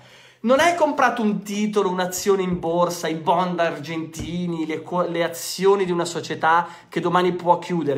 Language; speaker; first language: Italian; native; Italian